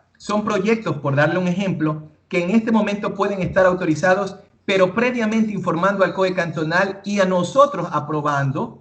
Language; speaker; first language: Spanish; native; Spanish